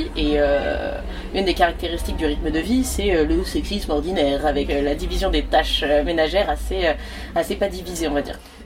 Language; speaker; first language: French; native; French